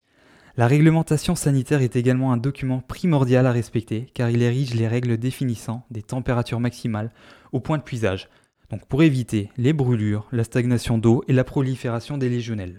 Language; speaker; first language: French; native; French